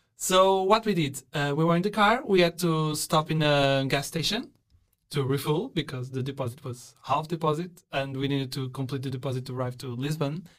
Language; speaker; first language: English; non-native, fluent; Portuguese